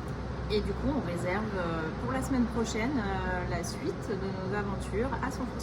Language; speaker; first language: French; native; French